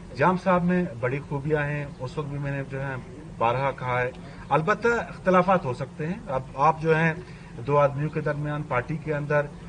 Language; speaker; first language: Urdu; non-native, local second language; Baluchi